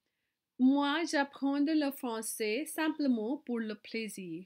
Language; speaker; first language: French; non-native, fluent; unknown